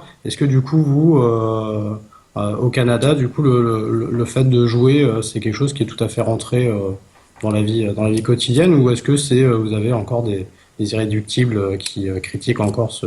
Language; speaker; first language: French; native; French